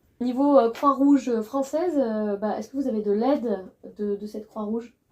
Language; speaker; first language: French; native; French